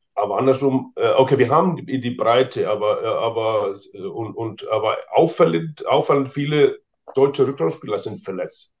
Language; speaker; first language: German; non-native, fluent; Icelandic